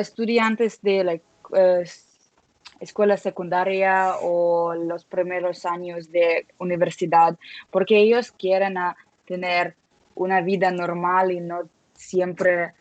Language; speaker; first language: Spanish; non-native, learner; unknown